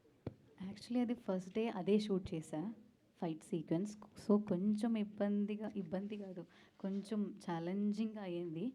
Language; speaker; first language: Telugu; non-native, learner; Malayalam